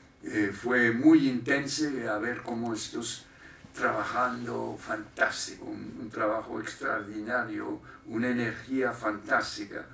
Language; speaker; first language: Spanish; non-native, fluent; French